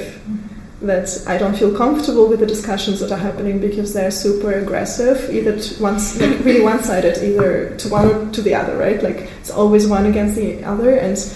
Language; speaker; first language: English; non-native, fluent; Russian